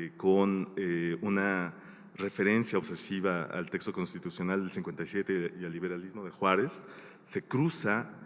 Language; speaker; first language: Spanish; native; Spanish